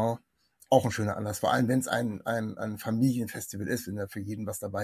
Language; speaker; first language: German; native; German